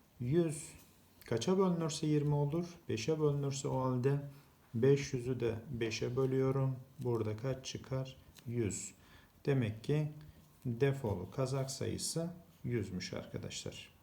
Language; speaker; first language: Turkish; native; Turkish